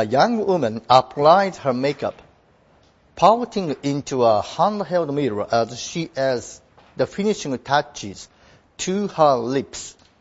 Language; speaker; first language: English; non-native, fluent; Japanese